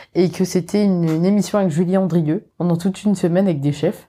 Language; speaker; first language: French; non-native, local second language; Morisyen